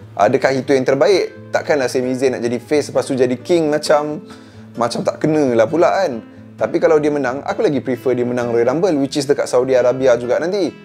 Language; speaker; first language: Malay; native; Malay